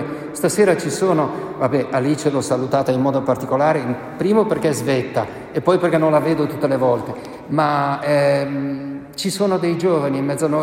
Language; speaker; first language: Italian; native; Italian